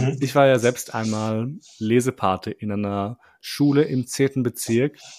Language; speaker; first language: German; early bilingual, other home language; Albanian